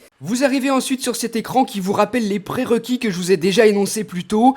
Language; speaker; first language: French; native; French